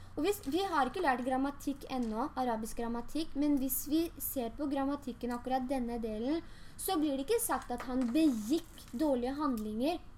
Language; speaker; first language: Norwegian; early bilingual, other home language; Urdu